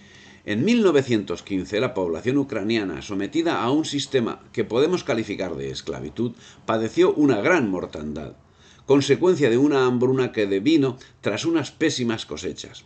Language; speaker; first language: Spanish; native; Spanish